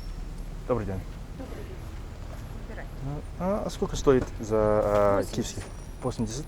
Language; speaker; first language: Russian; non-native, learner; English